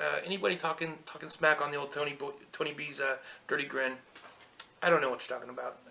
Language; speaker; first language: English; native; English